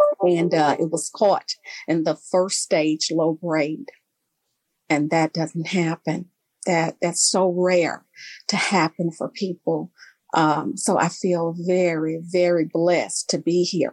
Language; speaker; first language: English; native; English